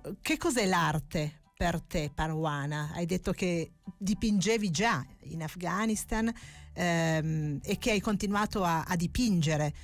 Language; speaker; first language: Italian; native; Italian